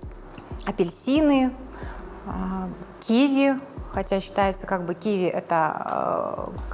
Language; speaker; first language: Russian; native; Russian